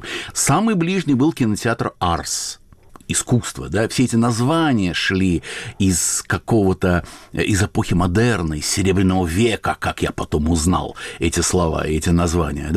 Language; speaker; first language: Russian; native; Russian